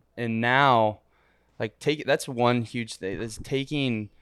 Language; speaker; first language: English; native; English